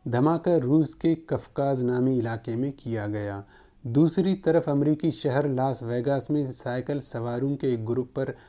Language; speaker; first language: Urdu; non-native, local second language; Baluchi